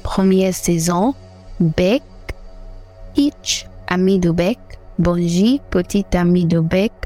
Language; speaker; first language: French; non-native, learner; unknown